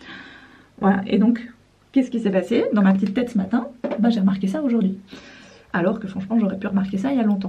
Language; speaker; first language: French; native; French